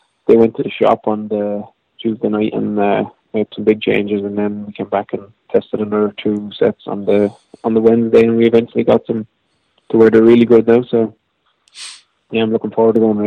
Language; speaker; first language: English; native; English